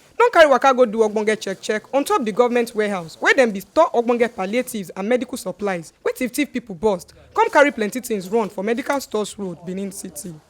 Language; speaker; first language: Nigerian Pidgin; native; Nigerian Pidgin